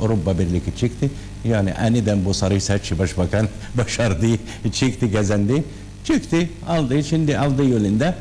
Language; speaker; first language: Turkish; non-native, learner; Arabic